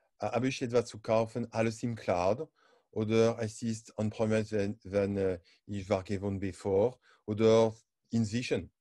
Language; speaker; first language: German; non-native, learner; French